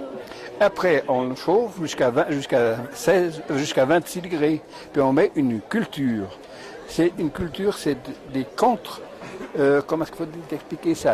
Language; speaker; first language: French; native; French